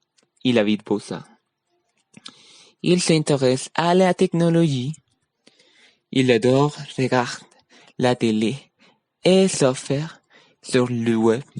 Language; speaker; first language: French; non-native, learner; Spanish